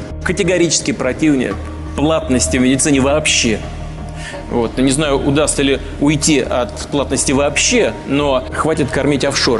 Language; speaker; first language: Russian; native; Russian